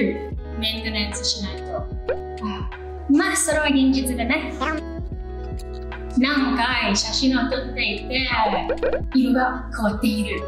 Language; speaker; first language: Japanese; non-native, learner; English